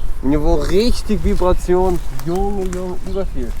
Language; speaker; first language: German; early bilingual, heritage; Russian